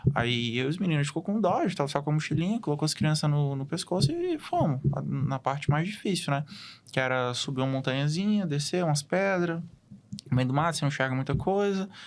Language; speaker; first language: Portuguese; native; Portuguese